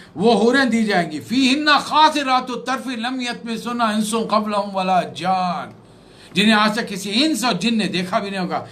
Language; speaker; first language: Urdu; native; Urdu